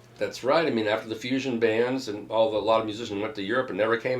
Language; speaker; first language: English; native; English